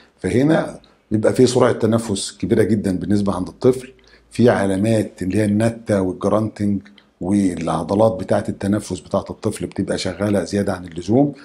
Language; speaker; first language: Arabic; native; Arabic